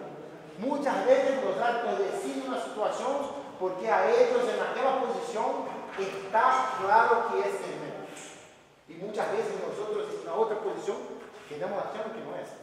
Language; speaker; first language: Spanish; non-native, fluent; Portuguese